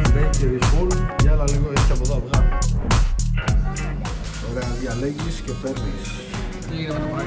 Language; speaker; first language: Greek; native; Greek